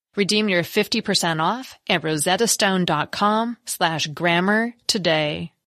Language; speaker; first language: English; native; English